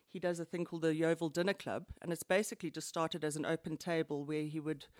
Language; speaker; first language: English; native; English